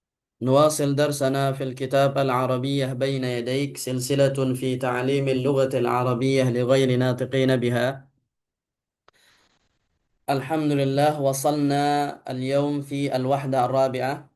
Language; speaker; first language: Arabic; non-native, fluent; Indonesian